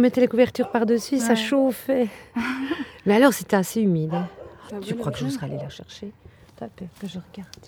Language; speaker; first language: French; early bilingual, other home language; Italian